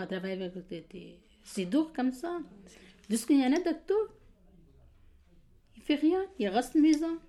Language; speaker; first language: French; non-native, learner; Kurdish